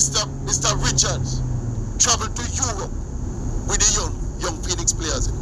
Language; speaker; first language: English; non-native, local second language; Jamaican Creole English